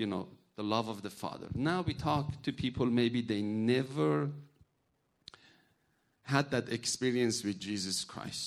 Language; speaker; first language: English; non-native, fluent; Persian